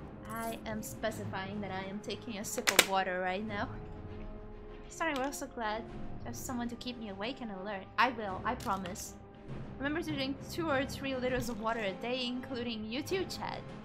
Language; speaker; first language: English; non-native, fluent; Hungarian